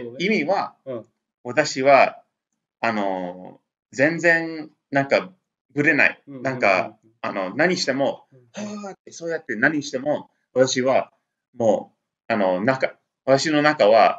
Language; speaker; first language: Japanese; non-native, learner; English